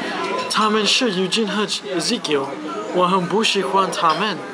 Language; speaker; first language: Chinese; non-native, learner; English